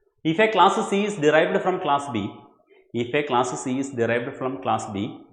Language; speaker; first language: English; non-native, local second language; Malayalam